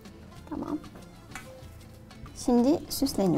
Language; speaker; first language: Turkish; non-native, learner; Arabic